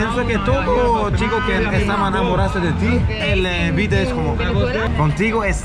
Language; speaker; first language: Spanish; non-native, learner; Swedish